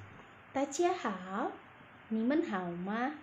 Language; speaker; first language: Chinese; non-native, fluent; Indonesian